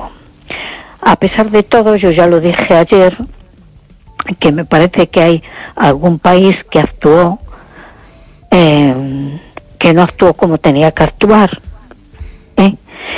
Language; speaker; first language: Spanish; native; Spanish